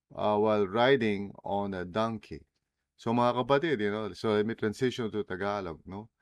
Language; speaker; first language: English; non-native, local second language; Filipino